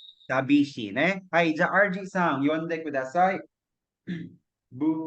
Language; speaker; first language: Japanese; non-native, fluent; Cebuano